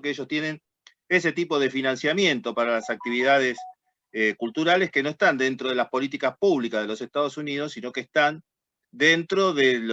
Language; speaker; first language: Spanish; native; Spanish